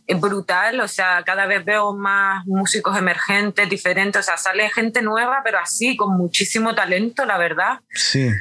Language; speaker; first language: Spanish; native; Spanish